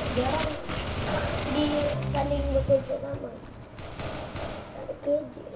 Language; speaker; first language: Malay; native; Malay